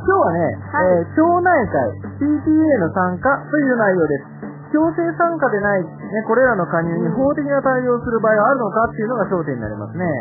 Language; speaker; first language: Japanese; native; Japanese